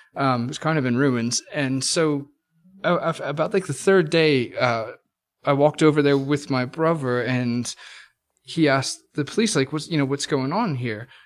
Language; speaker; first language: English; native; English